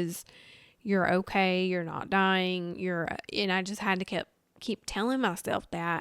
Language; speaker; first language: English; native; English